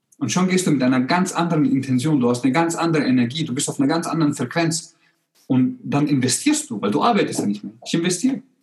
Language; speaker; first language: German; early bilingual, other home language; Croatian